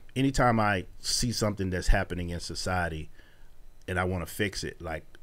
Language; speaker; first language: English; native; English